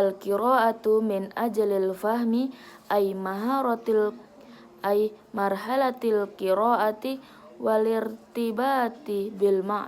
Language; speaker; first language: Arabic; non-native, learner; Indonesian